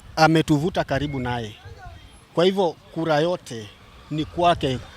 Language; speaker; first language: Swahili; non-native, local second language; Luo (Kenya and Tanzania)